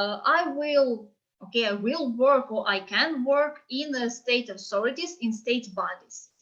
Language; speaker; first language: English; non-native, fluent; Ukrainian